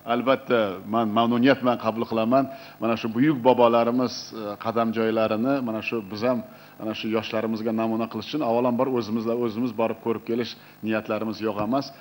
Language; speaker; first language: Uzbek; native; Uzbek